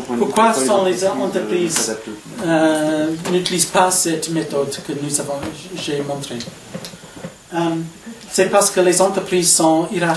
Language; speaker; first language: French; non-native, learner; English